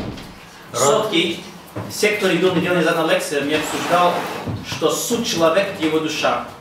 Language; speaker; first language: Russian; non-native, learner; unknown